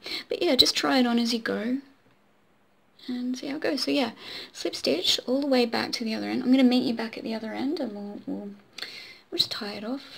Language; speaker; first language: English; native; English